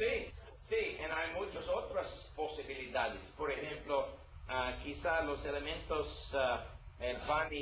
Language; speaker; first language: Spanish; non-native, learner; English